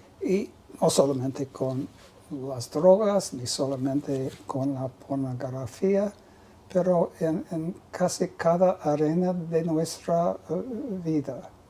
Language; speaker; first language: Spanish; non-native, learner; English